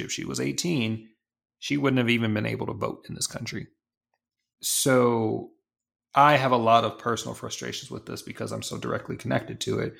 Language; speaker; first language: English; native; English